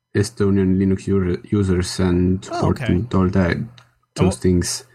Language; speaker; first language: English; non-native, fluent; Estonian